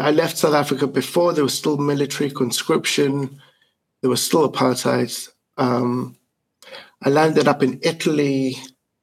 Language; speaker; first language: English; native; English